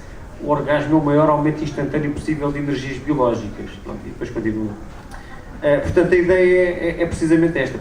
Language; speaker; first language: Portuguese; native; Portuguese